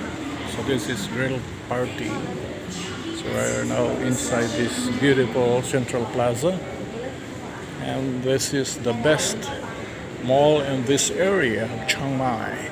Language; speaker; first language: English; non-native, local second language; Filipino